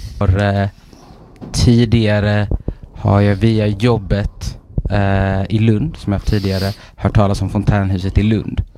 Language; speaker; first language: Swedish; native; Swedish